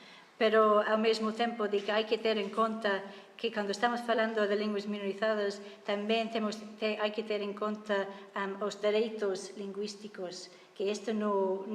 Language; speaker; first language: Galician; non-native, fluent; English